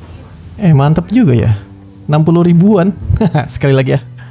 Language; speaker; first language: Indonesian; native; Indonesian